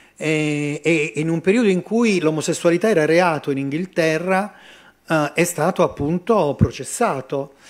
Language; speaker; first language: Italian; native; Italian